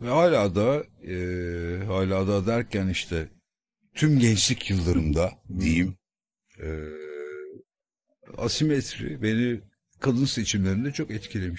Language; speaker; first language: Turkish; native; Turkish